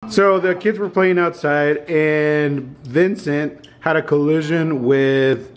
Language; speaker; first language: English; early bilingual, other home language; Spanish